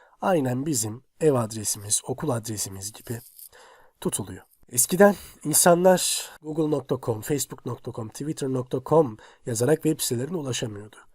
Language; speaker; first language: Turkish; native; Turkish